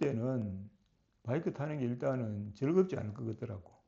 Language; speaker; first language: Korean; native; Korean